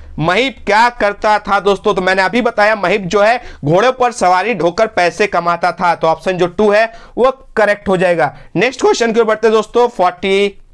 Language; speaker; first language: Hindi; non-native, local second language; Bangla